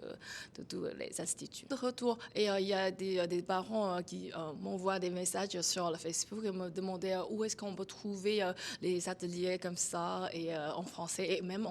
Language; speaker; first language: French; non-native, fluent; Chinese